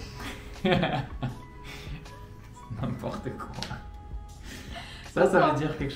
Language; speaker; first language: French; native; French